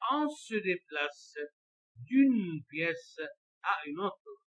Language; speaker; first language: French; non-native, fluent; Arabic